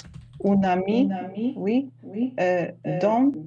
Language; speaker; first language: French; non-native, fluent; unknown